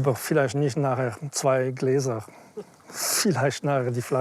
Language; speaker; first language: German; non-native, learner; French